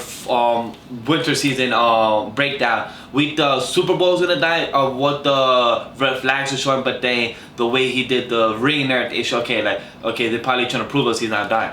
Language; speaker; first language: English; native; English